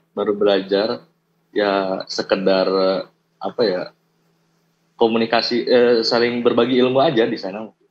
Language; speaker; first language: Indonesian; native; Indonesian